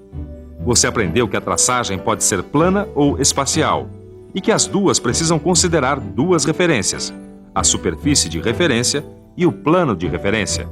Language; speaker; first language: Portuguese; native; Portuguese